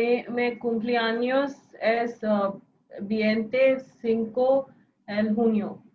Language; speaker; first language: Spanish; non-native, learner; Hindi